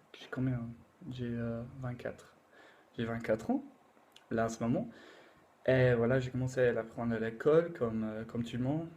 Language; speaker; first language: French; non-native, fluent; English